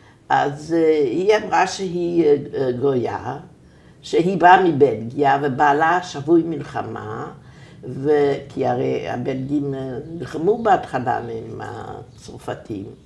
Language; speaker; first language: Hebrew; non-native, fluent; German